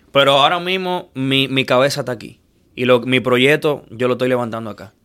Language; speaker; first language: Spanish; native; Spanish